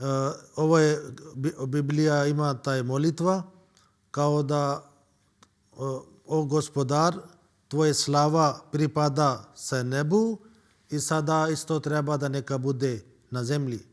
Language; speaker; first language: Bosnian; non-native, learner; Urdu